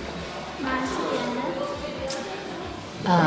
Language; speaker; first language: German; native; German